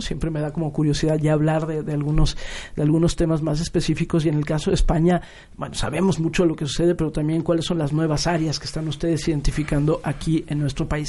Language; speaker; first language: Spanish; native; Spanish